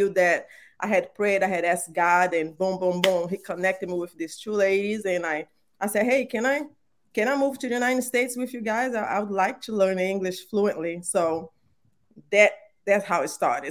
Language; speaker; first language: English; non-native, fluent; Portuguese